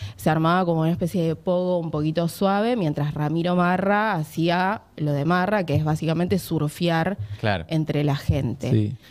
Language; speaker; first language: Spanish; native; Spanish